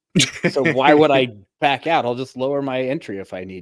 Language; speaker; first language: English; native; English